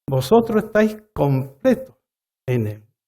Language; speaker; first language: Spanish; native; Spanish